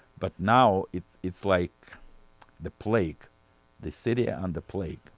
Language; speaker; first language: English; non-native, fluent; Russian